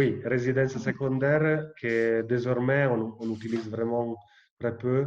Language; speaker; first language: French; non-native, fluent; Italian